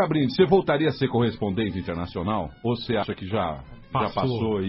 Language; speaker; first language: Portuguese; native; Portuguese